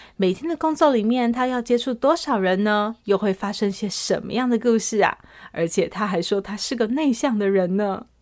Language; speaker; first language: Chinese; native; Chinese